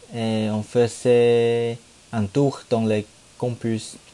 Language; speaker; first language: French; non-native, learner; Chinese